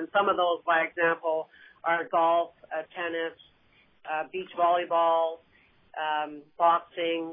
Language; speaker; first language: English; native; English